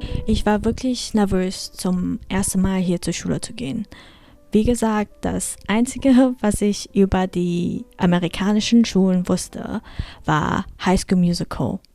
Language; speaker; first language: German; early bilingual, heritage; German